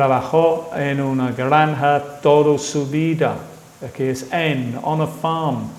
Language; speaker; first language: Spanish; non-native, fluent; English